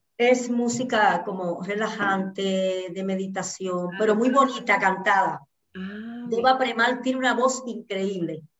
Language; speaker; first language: Spanish; native; Spanish